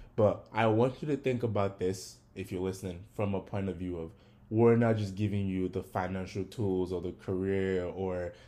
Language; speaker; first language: English; non-native, local second language; Yoruba